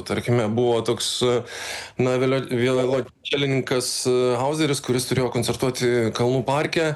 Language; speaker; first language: Lithuanian; native; Lithuanian